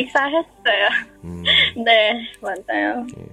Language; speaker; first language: Korean; non-native, learner; Chinese